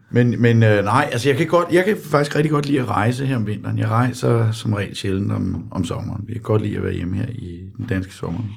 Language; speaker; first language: Danish; native; Danish